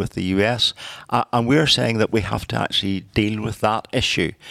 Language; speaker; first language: English; native; English